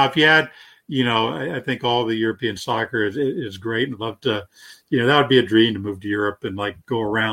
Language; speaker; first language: English; native; English